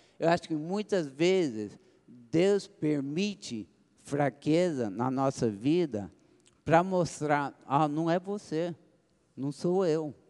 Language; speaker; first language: Portuguese; early bilingual, other home language; English